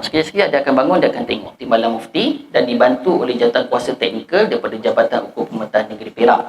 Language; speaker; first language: Malay; native; Malay